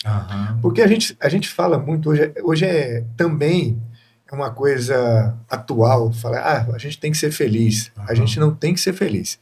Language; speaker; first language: Portuguese; native; Portuguese